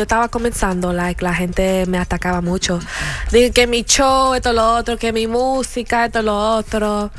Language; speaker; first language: Spanish; early bilingual, heritage; Spanish